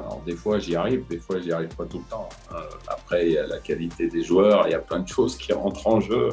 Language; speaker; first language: French; native; French